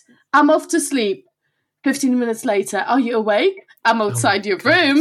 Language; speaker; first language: English; non-native, fluent; Polish